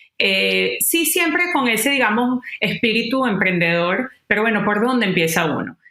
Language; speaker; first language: Spanish; native; Spanish